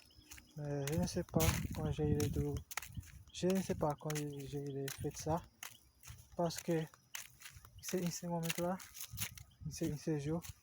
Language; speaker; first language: French; non-native, learner; Portuguese